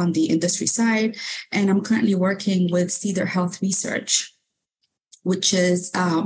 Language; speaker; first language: English; non-native, fluent; Arabic